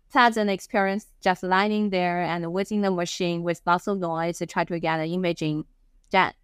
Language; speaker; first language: English; non-native, fluent; Chinese